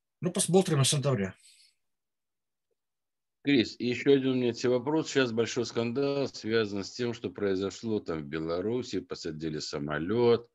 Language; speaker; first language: Russian; non-native, learner; Dutch